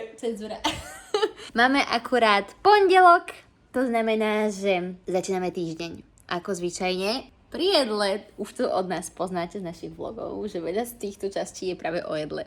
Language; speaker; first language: Slovak; native; Slovak